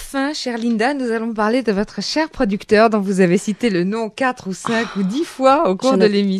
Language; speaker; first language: French; native; French